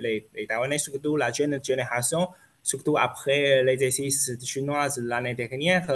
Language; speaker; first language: French; non-native, fluent; Chinese